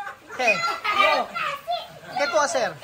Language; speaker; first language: Spanish; non-native, learner; Filipino